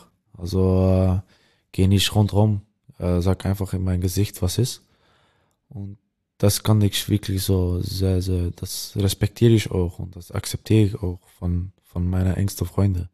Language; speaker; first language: German; non-native, learner; Dutch